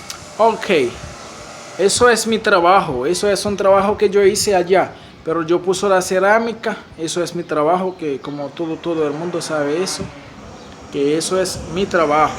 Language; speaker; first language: Spanish; non-native, learner; Haitian Creole